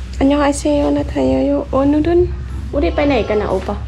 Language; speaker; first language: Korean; non-native, learner; Thai